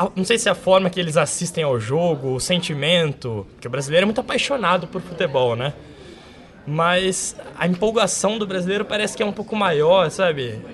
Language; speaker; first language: Portuguese; native; Portuguese